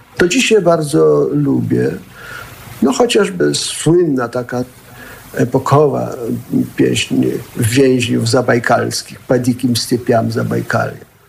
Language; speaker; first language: Polish; early bilingual, heritage; Polish